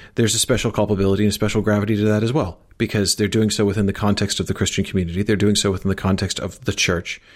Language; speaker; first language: English; native; English